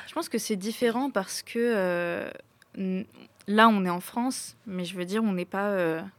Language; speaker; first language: French; native; French